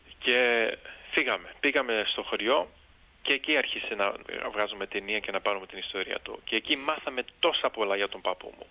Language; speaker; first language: Greek; early bilingual, heritage; Greek